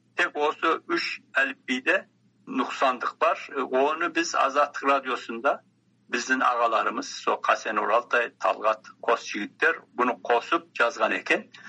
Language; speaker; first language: Kazakh; early bilingual, heritage; Kazakh